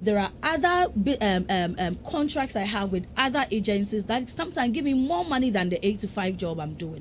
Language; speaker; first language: English; non-native, local second language; Akan